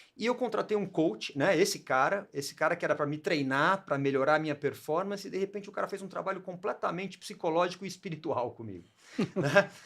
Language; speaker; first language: Portuguese; native; Portuguese